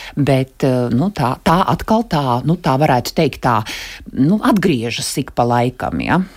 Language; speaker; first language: Latvian; native; Latvian